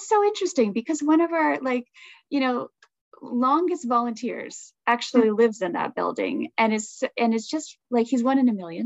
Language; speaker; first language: English; native; English